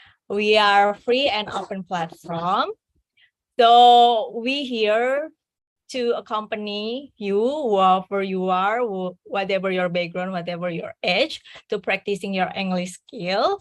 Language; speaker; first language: English; non-native, fluent; Indonesian